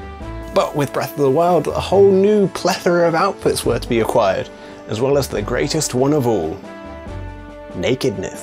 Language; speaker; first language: English; native; English